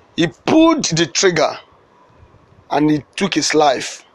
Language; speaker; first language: English; non-native, local second language; Igbo